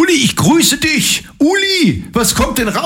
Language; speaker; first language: German; native; German